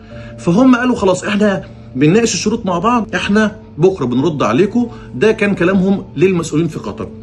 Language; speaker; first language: Arabic; native; Arabic